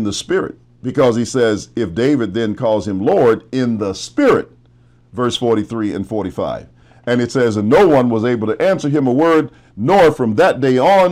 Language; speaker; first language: English; native; English